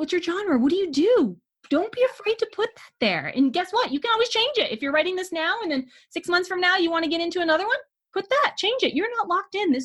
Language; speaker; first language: English; native; English